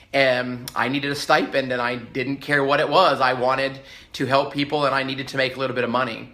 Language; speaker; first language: English; native; English